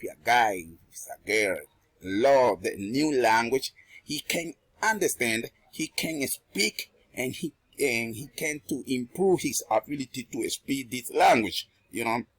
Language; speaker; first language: English; non-native, learner; Spanish